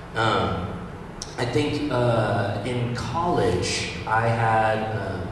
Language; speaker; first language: English; native; English